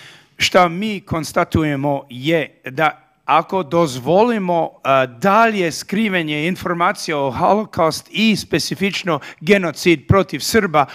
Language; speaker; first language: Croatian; early bilingual, heritage; Serbian